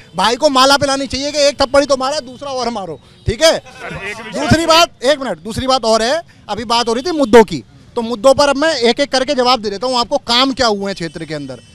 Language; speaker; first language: Hindi; native; Hindi